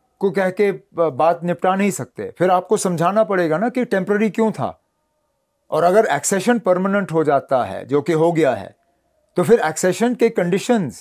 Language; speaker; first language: Hindi; non-native, local second language; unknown